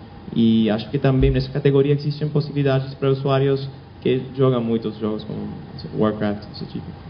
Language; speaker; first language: Portuguese; non-native, fluent; Spanish